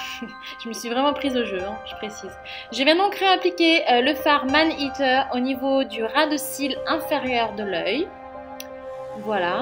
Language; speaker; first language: French; native; French